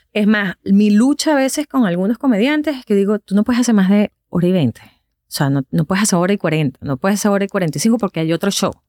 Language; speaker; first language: Spanish; native; Spanish